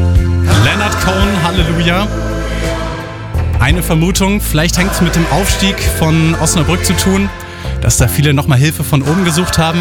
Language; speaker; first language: German; native; German